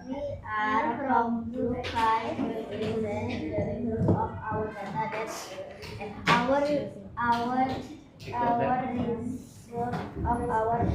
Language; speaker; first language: English; non-native, learner; Indonesian